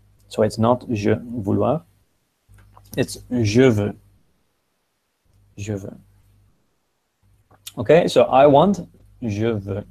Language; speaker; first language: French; non-native, fluent; Dutch